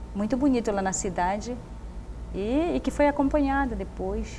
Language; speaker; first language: Portuguese; native; Portuguese